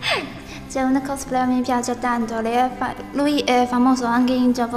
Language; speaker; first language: Italian; non-native, learner; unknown